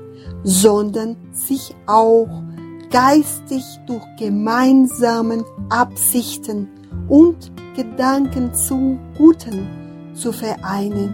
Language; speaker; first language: German; non-native, fluent; Portuguese